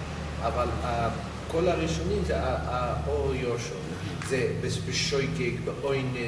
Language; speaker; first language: Hebrew; non-native, learner; English